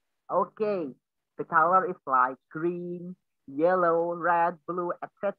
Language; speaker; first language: English; non-native, learner; Indonesian